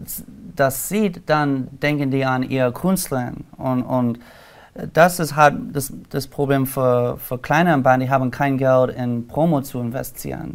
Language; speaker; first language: German; non-native, learner; English